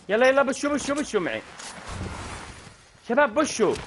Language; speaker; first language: Arabic; native; Arabic